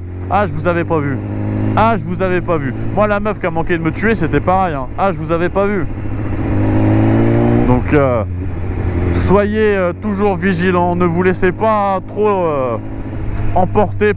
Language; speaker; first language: French; native; French